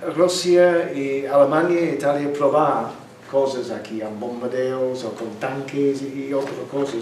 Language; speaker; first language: Spanish; non-native, learner; English